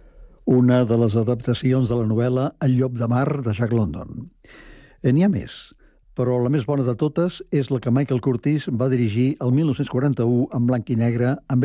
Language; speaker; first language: Catalan; native; Catalan